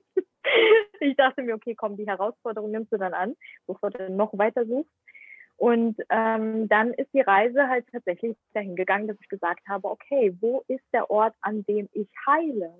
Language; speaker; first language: German; non-native, fluent; Ukrainian